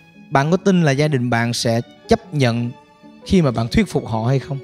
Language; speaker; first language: Vietnamese; native; Vietnamese